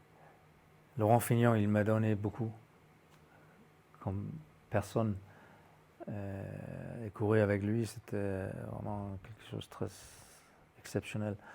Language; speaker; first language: French; non-native, fluent; Danish